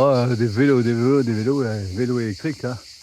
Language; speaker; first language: French; native; French